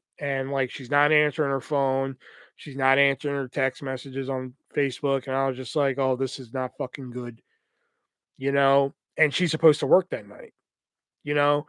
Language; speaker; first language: English; native; English